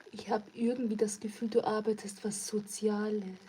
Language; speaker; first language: German; early bilingual, other home language; Turkish